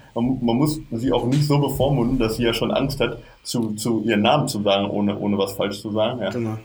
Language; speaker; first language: German; native; German